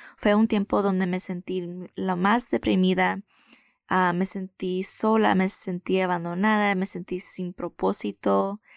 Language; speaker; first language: Spanish; early bilingual, heritage; Spanish